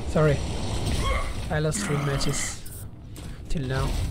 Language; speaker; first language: English; non-native, learner; Italian